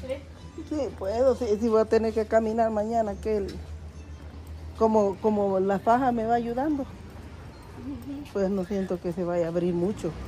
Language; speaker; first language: Spanish; native; Spanish